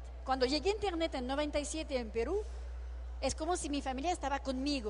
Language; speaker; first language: Spanish; non-native, fluent; French